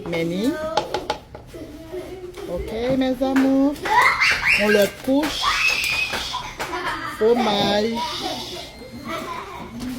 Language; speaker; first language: French; non-native, local second language; Haitian Creole